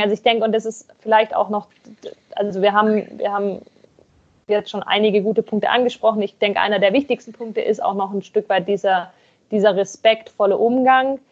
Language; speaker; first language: German; native; German